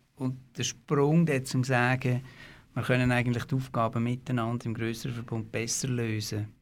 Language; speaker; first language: German; native; German